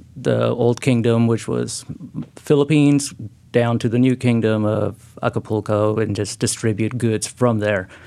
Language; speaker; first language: English; non-native, fluent; Spanish